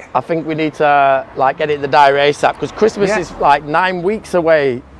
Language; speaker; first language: English; native; English